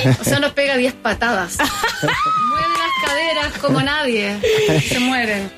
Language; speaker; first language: Spanish; native; Spanish